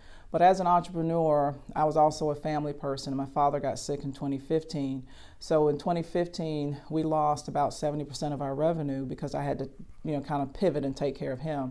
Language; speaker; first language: English; native; English